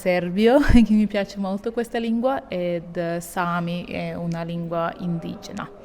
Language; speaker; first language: Italian; non-native, learner; Russian